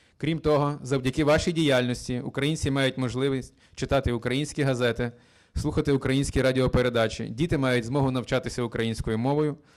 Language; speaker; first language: Ukrainian; native; Ukrainian